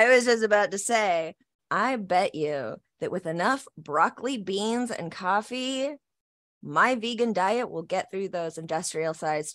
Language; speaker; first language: English; native; English